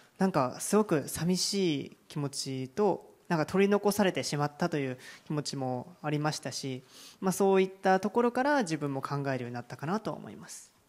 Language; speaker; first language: Japanese; native; Japanese